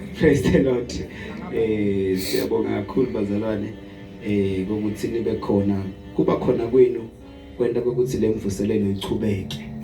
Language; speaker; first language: Zulu; non-native, local second language; Swati